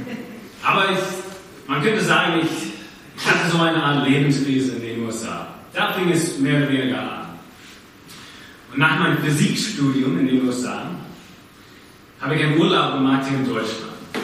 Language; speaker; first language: German; non-native, fluent; English